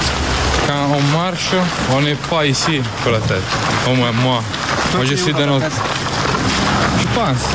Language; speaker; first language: French; non-native, learner; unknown